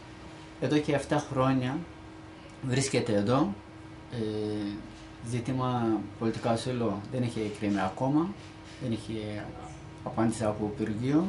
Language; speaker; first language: Greek; non-native, learner; Turkish